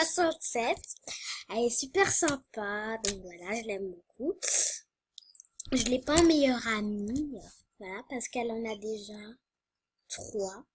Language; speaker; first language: French; native; French